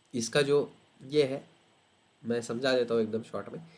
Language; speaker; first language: Hindi; non-native, local second language; Marathi